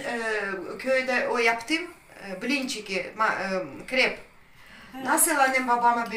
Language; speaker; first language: Turkish; non-native, learner; Russian